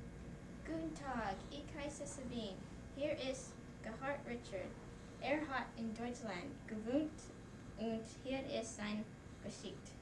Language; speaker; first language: German; non-native, learner; English